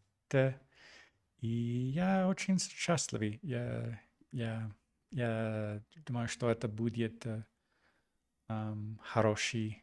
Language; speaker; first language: Russian; non-native, learner; English